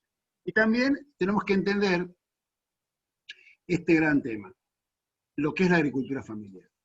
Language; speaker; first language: Spanish; native; Spanish